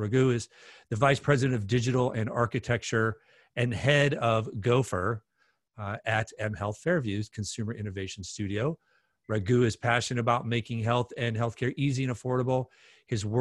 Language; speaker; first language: English; native; English